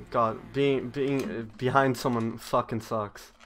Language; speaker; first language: English; native; English